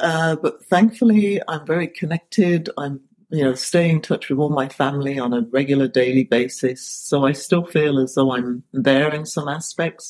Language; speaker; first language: English; native; English